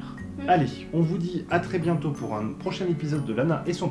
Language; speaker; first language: French; native; French